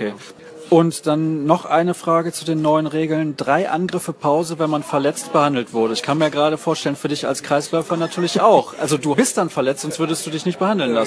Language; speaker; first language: German; native; German